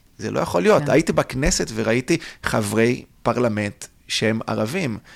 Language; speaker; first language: Hebrew; non-native, fluent; Portuguese